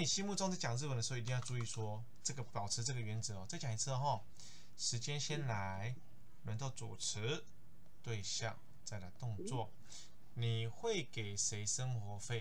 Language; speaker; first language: Chinese; native; Chinese